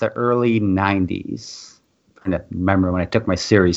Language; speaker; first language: English; native; English